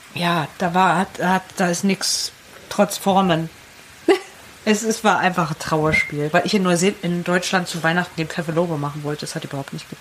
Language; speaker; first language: German; native; German